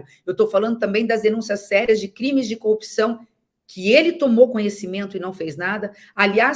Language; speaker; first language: Portuguese; native; Portuguese